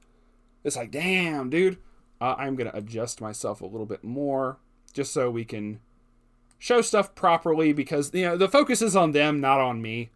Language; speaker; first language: English; native; English